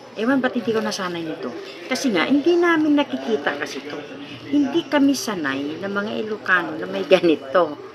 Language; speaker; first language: Filipino; non-native, local second language; Iloko